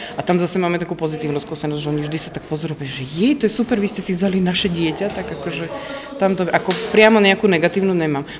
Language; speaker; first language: Slovak; native; Slovak